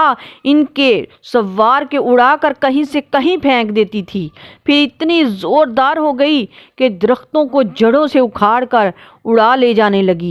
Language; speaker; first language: Urdu; native; Urdu